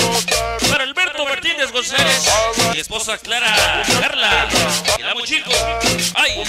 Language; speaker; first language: Spanish; native; Spanish